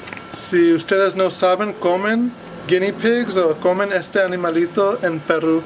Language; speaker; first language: Spanish; non-native, fluent; English